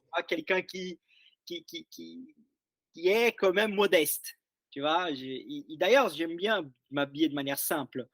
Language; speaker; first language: French; non-native, fluent; Portuguese